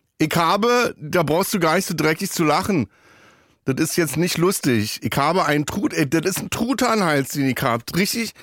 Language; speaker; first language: German; native; German